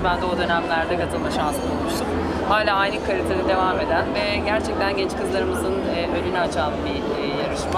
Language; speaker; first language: Turkish; native; Turkish